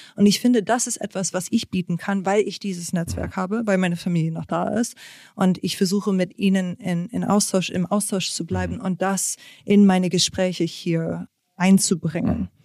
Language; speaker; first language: German; non-native, fluent; English